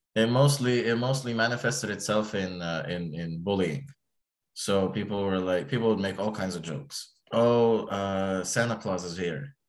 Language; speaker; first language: English; early bilingual, other home language; Arabic